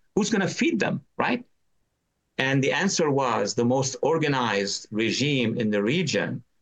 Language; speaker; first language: English; non-native, fluent; Arabic